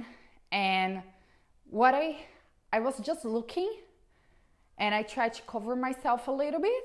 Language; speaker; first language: English; non-native, learner; Portuguese